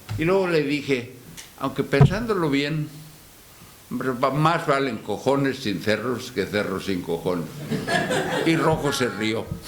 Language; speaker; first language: Spanish; native; Spanish